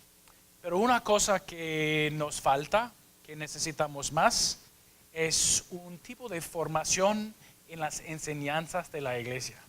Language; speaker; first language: Spanish; non-native, fluent; English